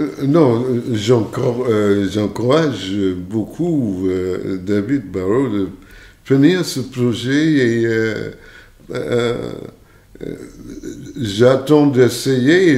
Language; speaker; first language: French; non-native, fluent; English